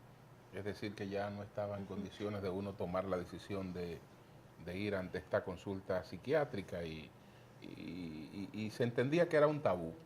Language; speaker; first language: Spanish; native; Spanish